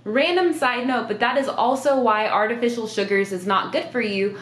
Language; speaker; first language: English; native; English